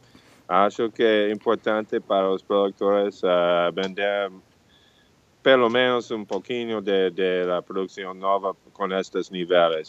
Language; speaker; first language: Portuguese; non-native, fluent; English